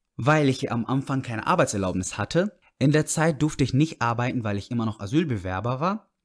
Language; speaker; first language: German; non-native, fluent; Arabic